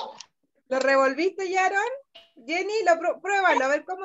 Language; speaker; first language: Spanish; native; Spanish